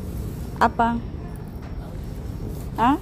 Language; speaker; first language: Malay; non-native, learner; Filipino